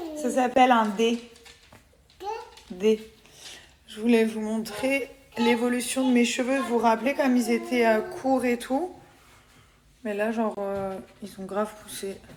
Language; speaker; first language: French; native; French